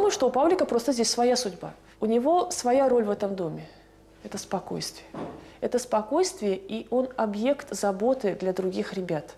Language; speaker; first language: Russian; native; Russian